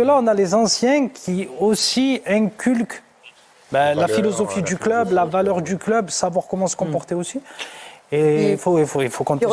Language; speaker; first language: French; native; French